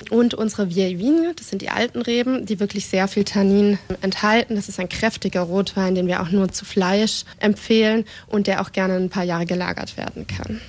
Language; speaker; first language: German; native; German